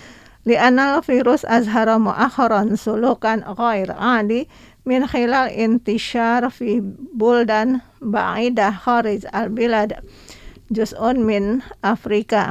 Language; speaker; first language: Arabic; non-native, fluent; Indonesian